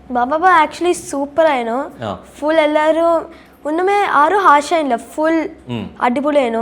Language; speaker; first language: Malayalam; early bilingual, heritage; Malayalam